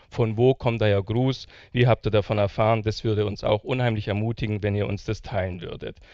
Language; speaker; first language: German; native; German